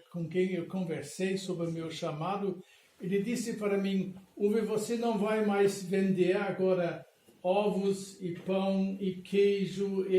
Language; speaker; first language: Portuguese; non-native, fluent; German